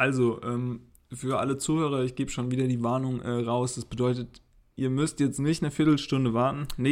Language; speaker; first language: German; native; German